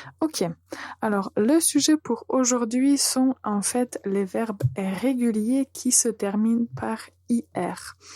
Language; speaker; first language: French; native; French